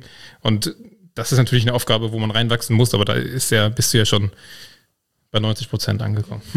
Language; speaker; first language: German; native; German